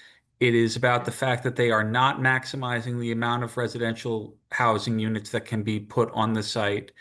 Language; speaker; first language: English; native; English